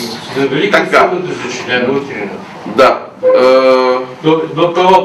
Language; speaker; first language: Bulgarian; native; Bulgarian